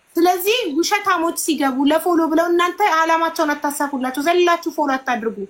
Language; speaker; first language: Amharic; native; Amharic